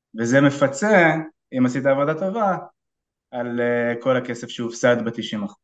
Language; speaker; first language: Hebrew; native; Hebrew